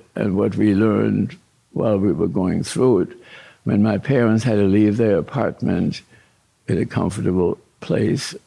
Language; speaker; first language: English; early bilingual, other home language; German